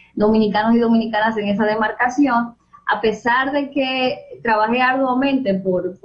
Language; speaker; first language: Spanish; native; Spanish